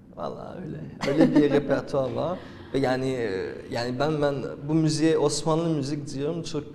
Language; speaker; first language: Turkish; non-native, fluent; French